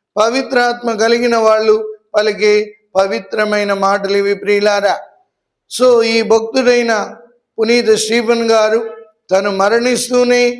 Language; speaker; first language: Telugu; native; Telugu